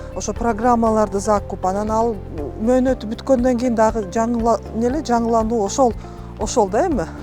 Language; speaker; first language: Kyrgyz; native; Kyrgyz